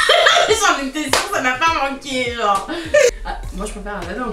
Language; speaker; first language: French; native; French